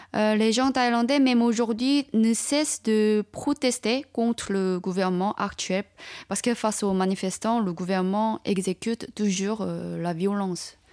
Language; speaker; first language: French; non-native, fluent; Chinese